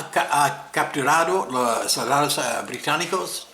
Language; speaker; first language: Spanish; non-native, fluent; English